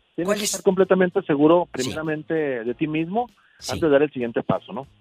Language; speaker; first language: Spanish; native; Spanish